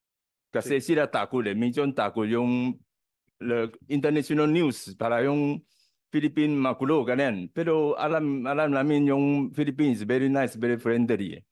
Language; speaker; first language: Filipino; non-native, learner; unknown